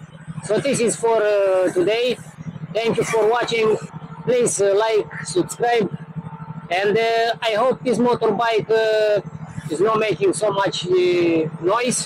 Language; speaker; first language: English; non-native, learner; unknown